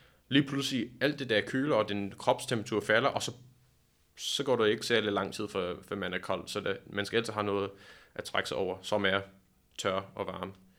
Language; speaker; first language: Danish; non-native, fluent; English